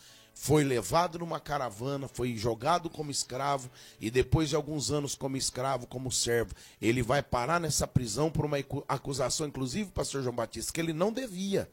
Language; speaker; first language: Portuguese; native; Portuguese